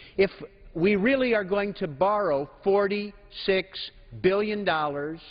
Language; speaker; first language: English; native; English